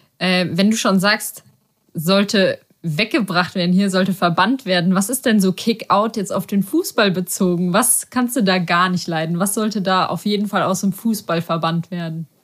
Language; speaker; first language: German; native; German